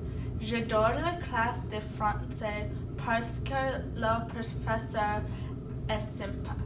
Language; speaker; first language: French; non-native, learner; English